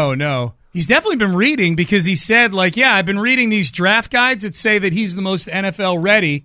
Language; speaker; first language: English; native; English